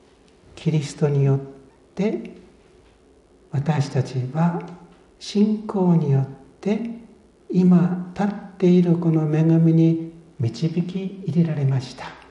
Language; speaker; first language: Japanese; native; Japanese